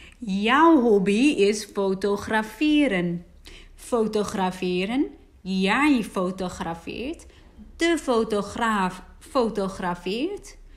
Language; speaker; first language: Dutch; native; Dutch